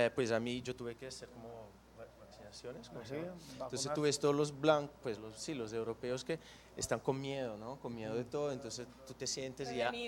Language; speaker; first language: Spanish; non-native, fluent; Portuguese